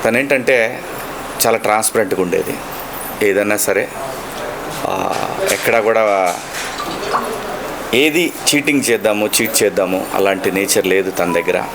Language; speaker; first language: Telugu; native; Telugu